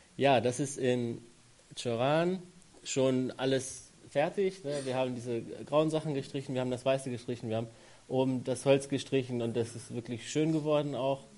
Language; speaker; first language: German; native; German